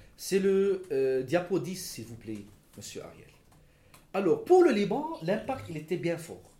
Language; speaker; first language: French; non-native, local second language; Arabic